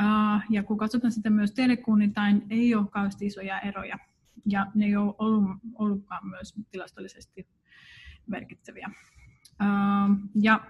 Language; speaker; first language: Finnish; non-native, fluent; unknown